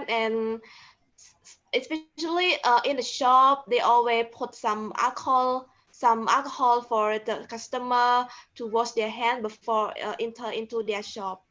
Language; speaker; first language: English; non-native, learner; Khmer